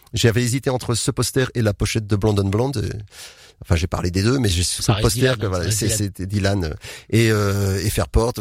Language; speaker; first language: French; native; French